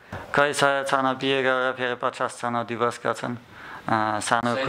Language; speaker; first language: Nepali; non-native, learner; German